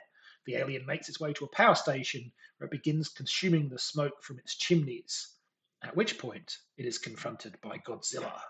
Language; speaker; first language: English; native; English